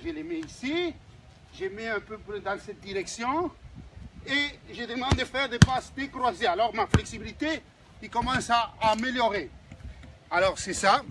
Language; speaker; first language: French; non-native, fluent; Spanish